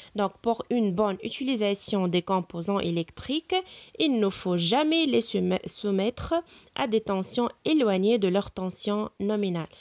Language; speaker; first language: French; non-native, local second language; Arabic